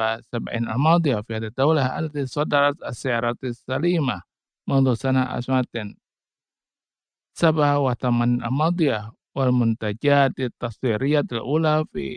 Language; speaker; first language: Arabic; non-native, fluent; Indonesian